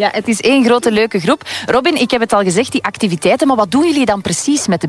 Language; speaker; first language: Dutch; native; Dutch